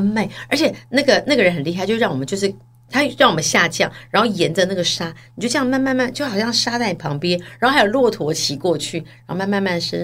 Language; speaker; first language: Chinese; native; Chinese